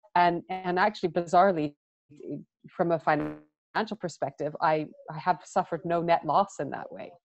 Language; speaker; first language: English; native; English